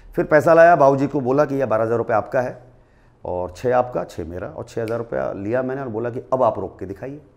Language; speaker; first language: Hindi; non-native, local second language; Bhojpuri